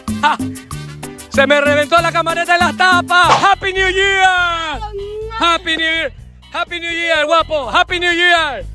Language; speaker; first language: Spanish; native; Spanish